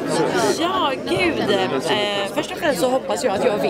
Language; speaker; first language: Swedish; early bilingual, other home language; Greek